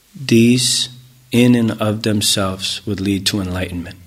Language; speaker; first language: English; native; English